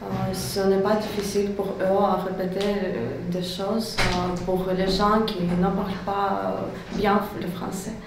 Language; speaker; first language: French; non-native, learner; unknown